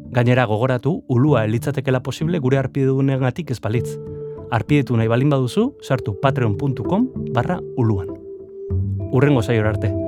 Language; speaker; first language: Basque; native; Basque